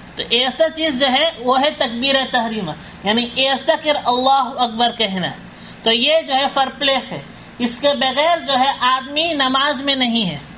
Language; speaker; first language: Urdu; non-native, fluent; Caribbean Hindustani